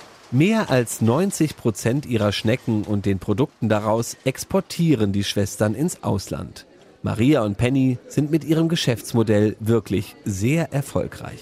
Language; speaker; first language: German; native; German